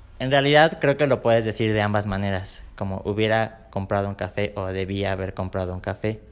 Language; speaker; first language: Spanish; native; Spanish